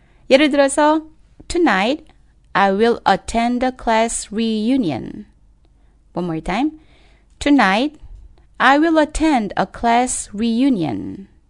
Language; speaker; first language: English; non-native, fluent; Korean